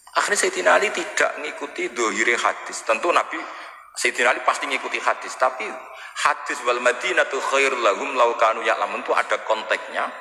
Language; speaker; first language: Indonesian; non-native, local second language; Javanese